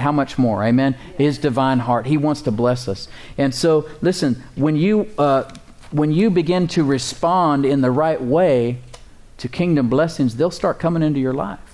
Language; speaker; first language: English; native; English